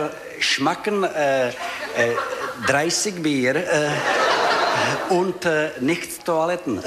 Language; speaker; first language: German; non-native, learner; Czech